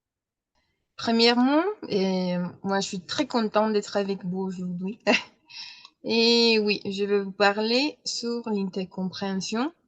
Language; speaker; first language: French; non-native, learner; Spanish